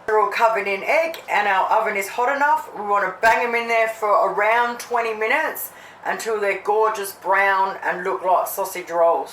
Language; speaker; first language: English; native; English